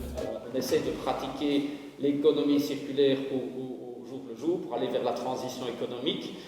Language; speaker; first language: French; native; French